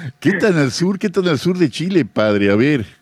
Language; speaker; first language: Spanish; native; Spanish